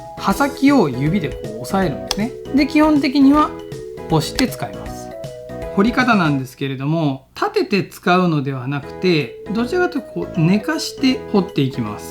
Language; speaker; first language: Japanese; native; Japanese